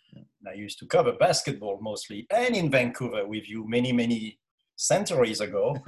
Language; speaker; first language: English; non-native, fluent; French